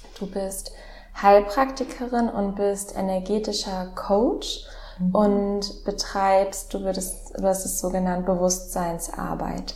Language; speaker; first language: German; native; German